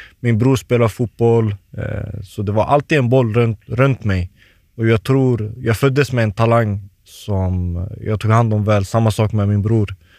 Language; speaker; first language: Swedish; early bilingual, other home language; Turoyo